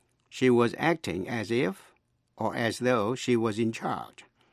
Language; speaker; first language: English; non-native, fluent; Vietnamese